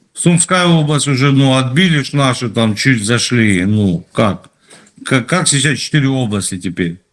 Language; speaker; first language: Russian; native; Russian